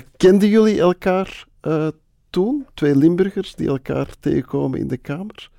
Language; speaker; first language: Dutch; native; Dutch